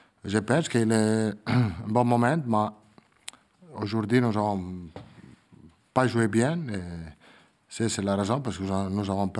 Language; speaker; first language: French; non-native, learner; Italian